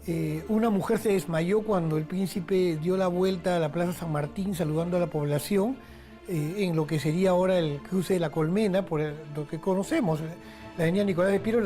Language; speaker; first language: Spanish; native; Spanish